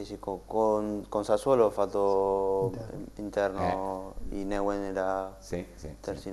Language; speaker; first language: Italian; non-native, learner; Spanish